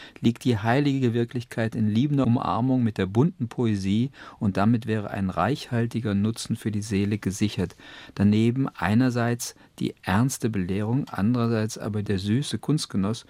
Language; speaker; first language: German; native; German